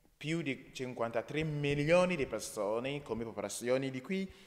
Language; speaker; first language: Italian; non-native, learner; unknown